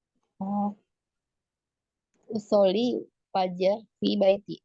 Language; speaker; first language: Arabic; non-native, learner; Indonesian